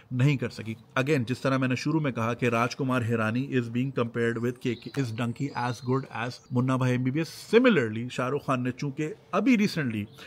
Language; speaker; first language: Urdu; native; Urdu